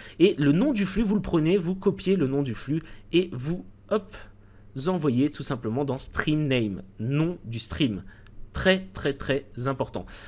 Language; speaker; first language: French; native; French